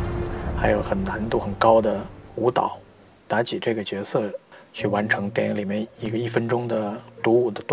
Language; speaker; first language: Chinese; native; Chinese